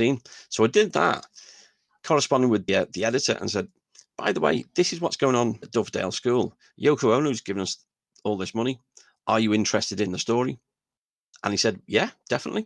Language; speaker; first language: English; native; English